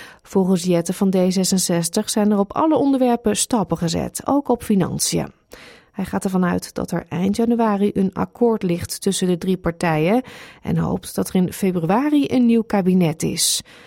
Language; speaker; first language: Dutch; native; Dutch